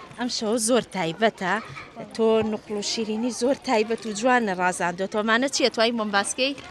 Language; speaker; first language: Central Kurdish; native; Central Kurdish